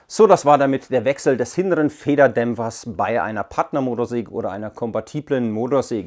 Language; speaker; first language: German; native; German